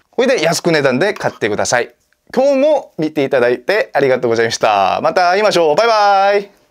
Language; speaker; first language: Japanese; non-native, fluent; Korean